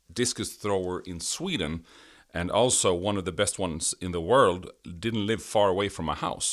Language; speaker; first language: English; non-native, fluent; Swedish